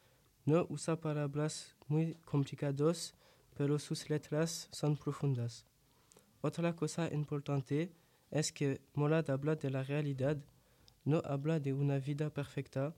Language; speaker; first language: Spanish; non-native, learner; French